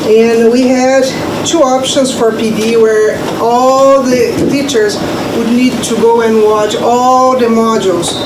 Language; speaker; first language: English; non-native, fluent; Portuguese